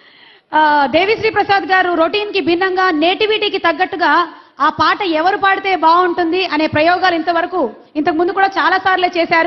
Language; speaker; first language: Telugu; native; Telugu